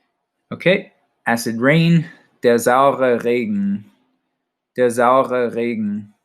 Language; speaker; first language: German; non-native, fluent; English